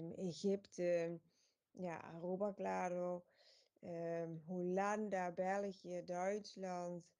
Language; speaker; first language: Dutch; non-native, local second language; Papiamento